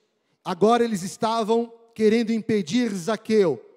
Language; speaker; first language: Portuguese; native; Portuguese